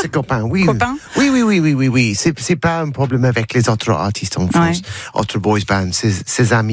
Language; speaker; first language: French; non-native, learner; English